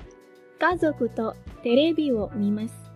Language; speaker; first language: Japanese; non-native, fluent; Indonesian